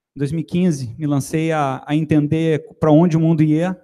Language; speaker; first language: Portuguese; native; Portuguese